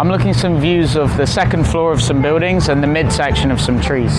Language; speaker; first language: English; native; English